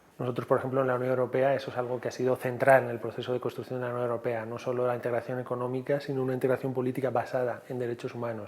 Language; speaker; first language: Spanish; native; Spanish